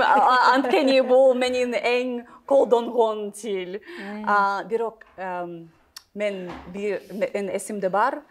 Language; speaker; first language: Kyrgyz; non-native, learner; English